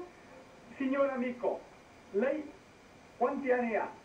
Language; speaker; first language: Italian; non-native, fluent; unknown